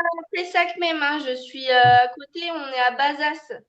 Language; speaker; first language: French; native; French